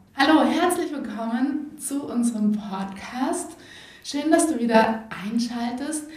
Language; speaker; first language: German; native; German